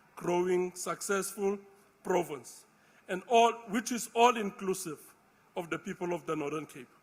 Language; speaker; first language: English; non-native, local second language; Afrikaans